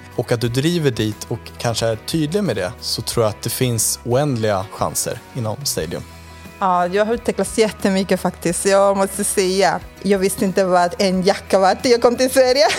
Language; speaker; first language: Swedish; non-native, fluent; Spanish